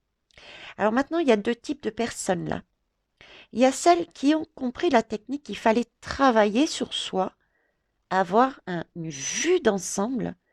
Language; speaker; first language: French; native; French